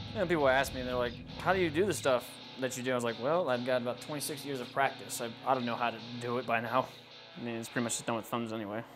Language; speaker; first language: English; native; English